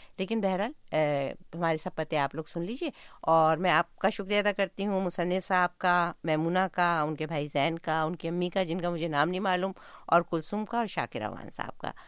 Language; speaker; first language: Urdu; native; Urdu